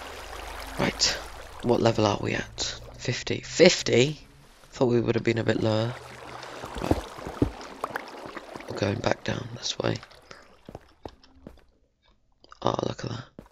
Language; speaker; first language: English; native; English